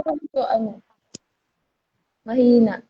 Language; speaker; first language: Filipino; native; Filipino